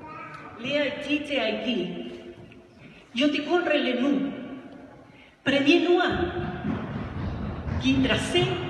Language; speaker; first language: Haitian Creole; non-native, learner; Spanish